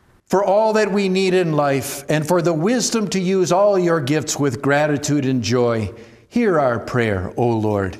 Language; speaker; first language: English; native; English